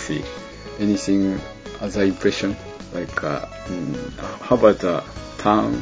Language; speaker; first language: English; non-native, learner; Japanese